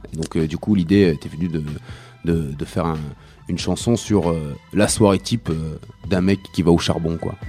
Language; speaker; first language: French; early bilingual, other home language; Arabic